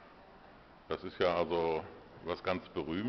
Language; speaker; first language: German; native; German